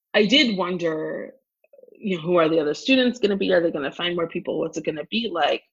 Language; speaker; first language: English; native; English